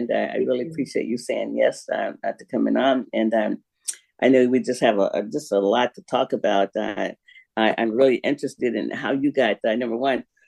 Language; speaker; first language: English; native; English